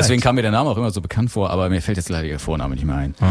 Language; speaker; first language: German; native; German